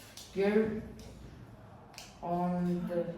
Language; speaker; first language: English; non-native, learner; Mongolian